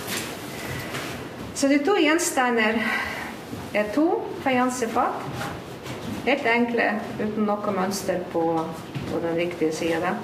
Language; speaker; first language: Norwegian; non-native, fluent; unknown